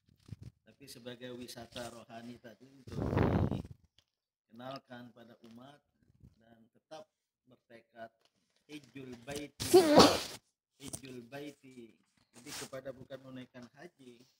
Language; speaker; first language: Indonesian; native; Indonesian